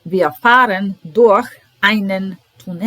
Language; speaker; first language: German; non-native, fluent; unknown